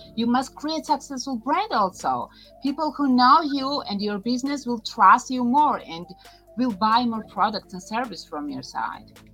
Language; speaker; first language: English; non-native, fluent; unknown